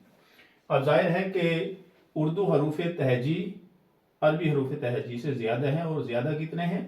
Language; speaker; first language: Urdu; native; Urdu